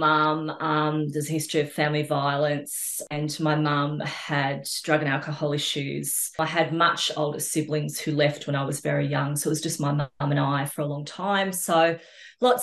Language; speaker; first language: English; native; English